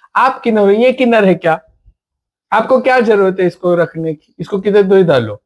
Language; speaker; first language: Hindi; non-native, local second language; Marathi